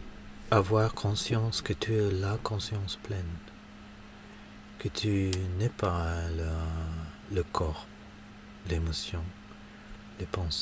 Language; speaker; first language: French; non-native, learner; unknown